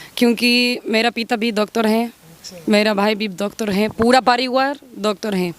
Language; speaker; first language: Hindi; non-native, learner; Spanish